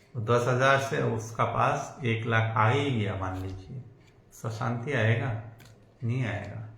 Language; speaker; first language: Hindi; non-native, local second language; Bangla